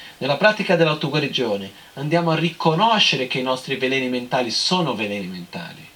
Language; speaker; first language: Italian; non-native, fluent; Portuguese